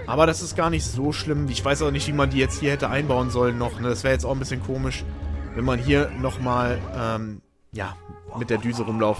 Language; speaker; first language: German; native; German